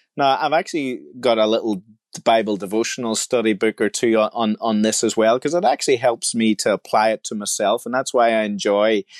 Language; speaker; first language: English; native; English